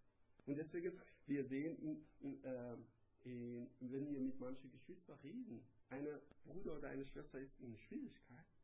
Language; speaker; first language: German; non-native, learner; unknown